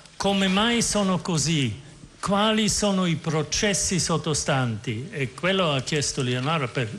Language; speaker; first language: Italian; non-native, fluent; German